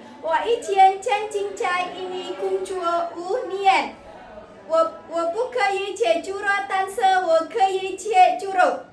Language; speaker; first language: Chinese; non-native, learner; Indonesian